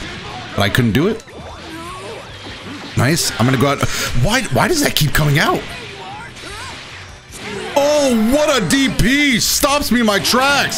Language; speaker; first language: English; native; English